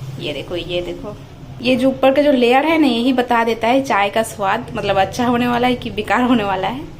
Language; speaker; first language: Hindi; non-native, local second language; Bangla